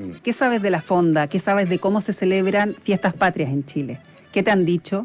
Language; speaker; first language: Spanish; native; Spanish